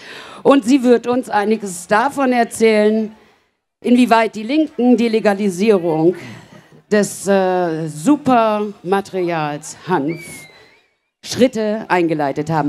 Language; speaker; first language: German; native; German